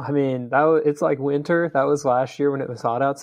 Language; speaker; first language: English; native; English